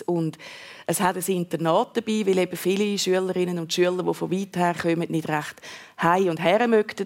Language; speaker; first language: German; native; German